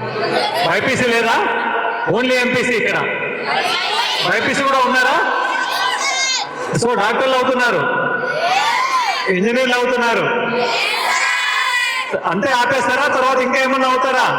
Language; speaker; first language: Telugu; native; Telugu